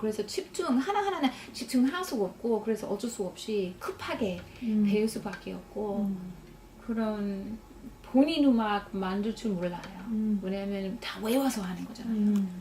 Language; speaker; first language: Korean; non-native, fluent; English